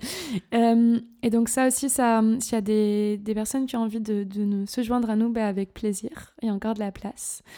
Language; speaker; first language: French; native; French